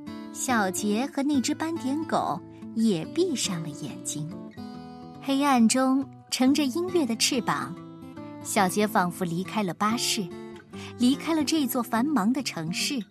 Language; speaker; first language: Chinese; native; Chinese